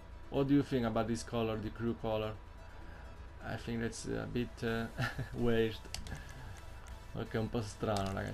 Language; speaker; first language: English; non-native, learner; Italian